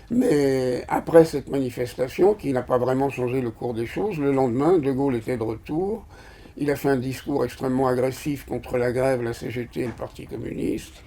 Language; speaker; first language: French; native; French